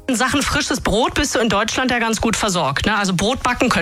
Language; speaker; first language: German; native; German